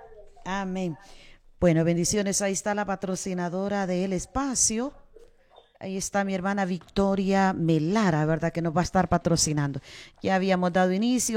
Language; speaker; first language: Spanish; native; Spanish